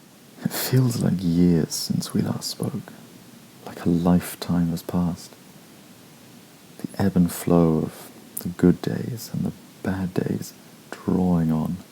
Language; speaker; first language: English; native; English